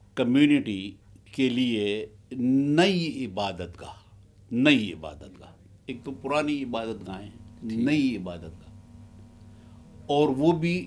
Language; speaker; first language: Urdu; non-native, local second language; Pashto